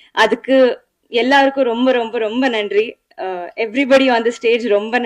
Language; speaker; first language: Tamil; non-native, fluent; Telugu